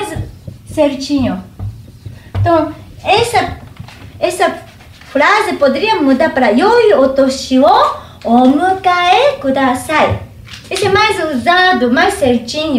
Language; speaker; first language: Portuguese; non-native, learner; Japanese